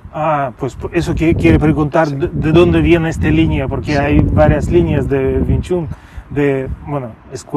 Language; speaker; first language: Spanish; non-native, fluent; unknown